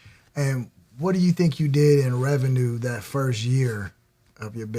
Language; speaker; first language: English; native; English